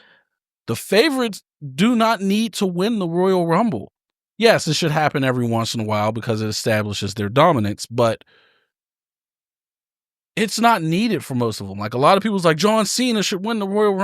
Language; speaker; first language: English; native; English